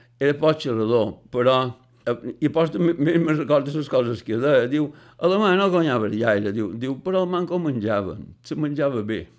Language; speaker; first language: Catalan; native; Catalan